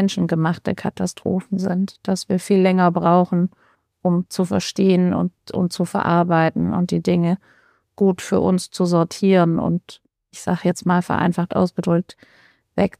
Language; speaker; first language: German; native; German